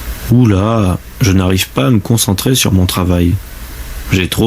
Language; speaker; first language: French; native; French